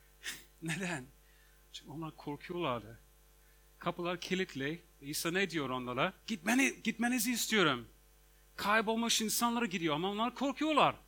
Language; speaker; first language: Turkish; non-native, fluent; English